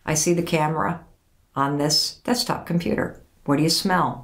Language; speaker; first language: English; native; English